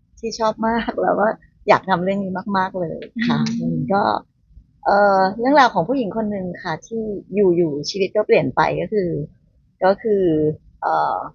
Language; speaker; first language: Thai; native; Thai